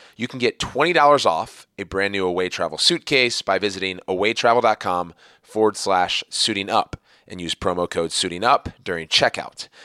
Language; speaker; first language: English; early bilingual, other home language; Arabic